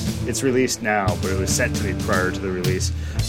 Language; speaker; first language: English; native; English